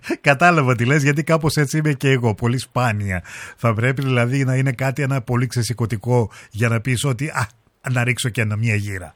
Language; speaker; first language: Greek; native; Greek